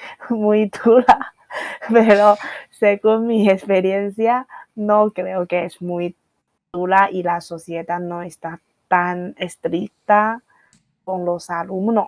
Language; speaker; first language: Spanish; non-native, fluent; Chinese